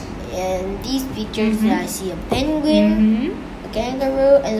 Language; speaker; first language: English; non-native, learner; Vietnamese